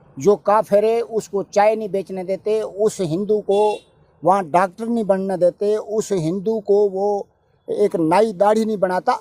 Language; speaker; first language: Urdu; non-native, local second language; Punjabi